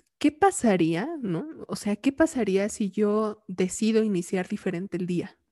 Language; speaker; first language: Spanish; native; Spanish